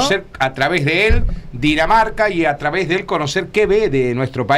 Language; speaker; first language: Spanish; native; Spanish